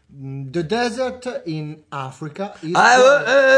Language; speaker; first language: English; non-native, learner; Italian